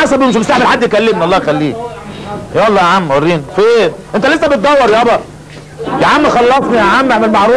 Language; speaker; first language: Arabic; native; Arabic